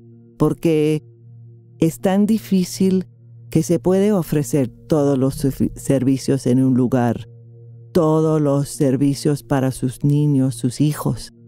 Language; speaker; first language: Spanish; non-native, fluent; English